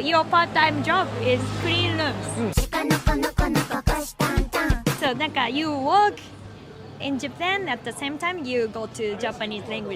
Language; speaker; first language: English; non-native, learner; Japanese